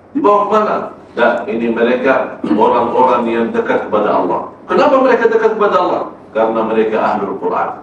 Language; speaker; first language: Malay; non-native, fluent; Arabic